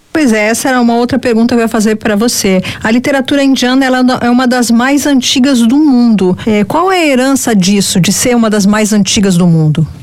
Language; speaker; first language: Portuguese; native; Portuguese